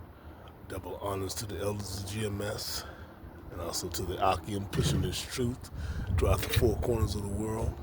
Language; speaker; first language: English; native; English